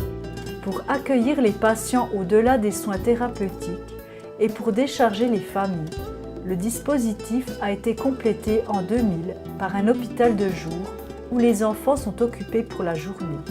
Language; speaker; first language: French; native; French